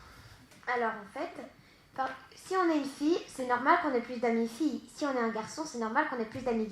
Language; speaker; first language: French; native; French